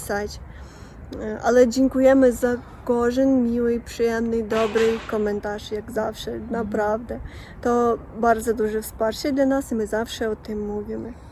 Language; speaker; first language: Polish; non-native, learner; Russian